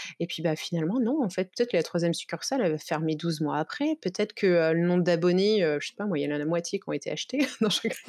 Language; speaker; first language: French; native; French